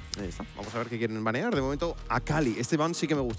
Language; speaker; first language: Spanish; native; Spanish